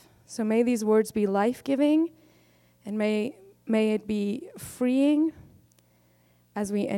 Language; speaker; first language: English; non-native, local second language; Afrikaans